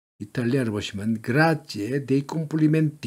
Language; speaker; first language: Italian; non-native, learner; Korean